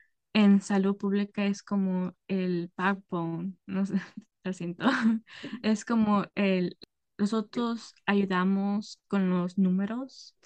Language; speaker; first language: Spanish; early bilingual, heritage; Spanish